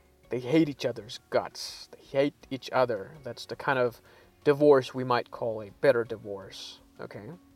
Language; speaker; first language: English; non-native, fluent; Persian